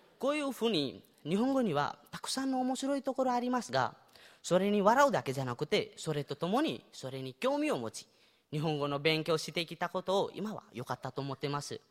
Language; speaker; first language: Japanese; non-native, fluent; Nepali